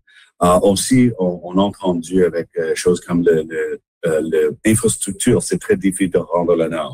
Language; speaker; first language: French; non-native, local second language; English